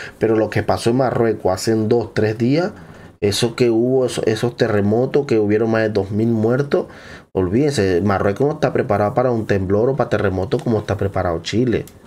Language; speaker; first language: Spanish; native; Spanish